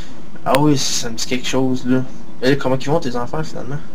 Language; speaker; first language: French; native; French